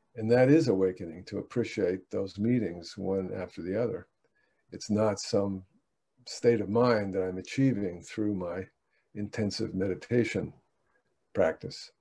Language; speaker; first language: English; native; English